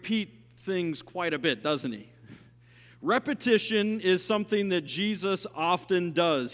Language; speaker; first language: English; native; English